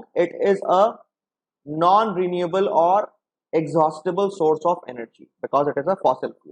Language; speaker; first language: English; non-native, local second language; Hindi